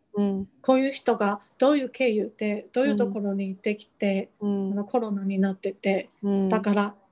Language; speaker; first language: Japanese; non-native, fluent; Chinese